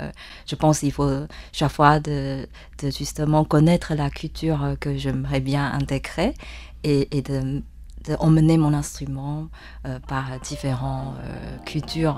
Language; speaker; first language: French; non-native, fluent; Chinese